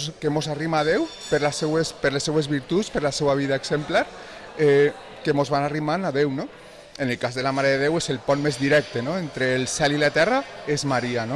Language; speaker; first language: Catalan; native; Catalan